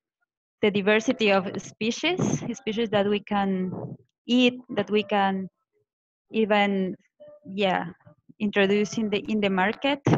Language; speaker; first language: English; non-native, fluent; Spanish